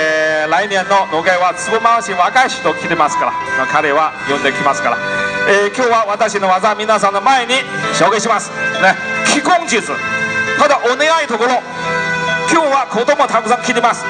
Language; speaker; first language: Japanese; non-native, learner; Chinese